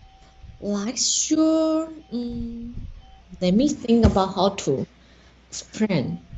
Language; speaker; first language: English; non-native, learner; Chinese